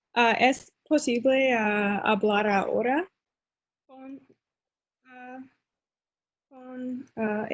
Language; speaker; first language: Spanish; non-native, learner; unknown